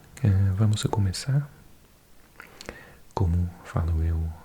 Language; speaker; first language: Portuguese; non-native, fluent; English